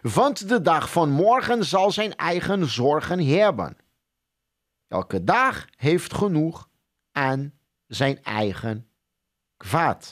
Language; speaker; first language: Dutch; non-native, fluent; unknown